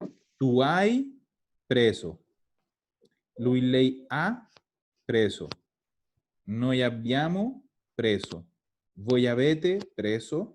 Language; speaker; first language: Italian; non-native, fluent; Spanish